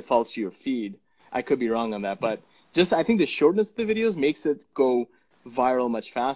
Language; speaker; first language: English; non-native, local second language; Punjabi